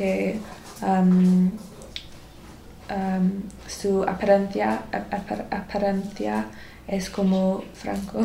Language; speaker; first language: Spanish; non-native, learner; English